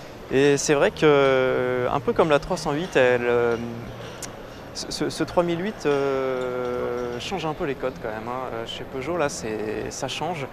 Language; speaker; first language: French; native; French